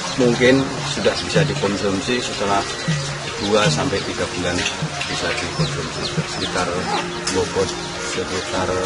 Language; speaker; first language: Indonesian; native; Indonesian